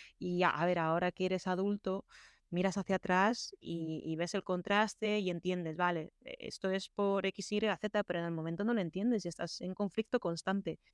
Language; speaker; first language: Spanish; early bilingual, other home language; Chinese